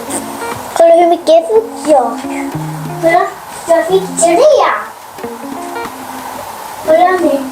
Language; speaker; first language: Swedish; early bilingual, other home language; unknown